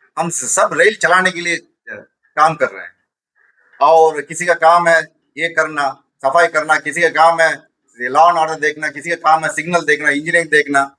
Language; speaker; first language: Hindi; non-native, local second language; Tamil